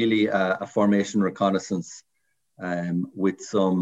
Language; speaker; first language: English; native; English